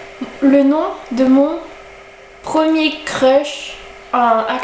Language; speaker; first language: French; native; French